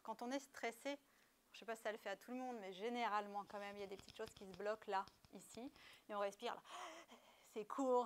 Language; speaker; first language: French; native; French